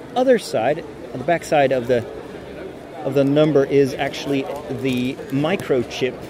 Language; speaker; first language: English; non-native, fluent; Dutch